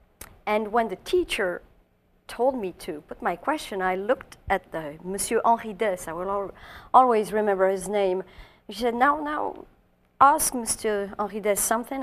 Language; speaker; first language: English; non-native, fluent; French